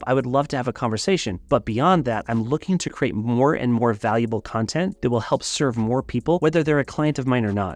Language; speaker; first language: English; native; English